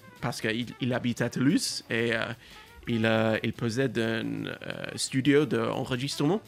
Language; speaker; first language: French; non-native, learner; English